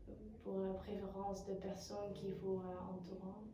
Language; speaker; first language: French; non-native, learner; Dutch